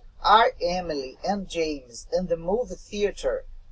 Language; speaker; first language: English; non-native, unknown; Portuguese